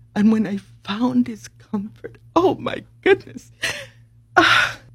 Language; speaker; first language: English; early bilingual, other home language; Spanish